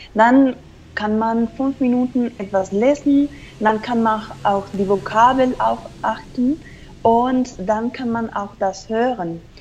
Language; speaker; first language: German; non-native, fluent; Spanish